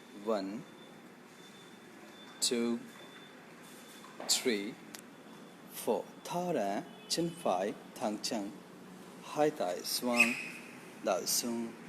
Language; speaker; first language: Vietnamese; non-native, learner; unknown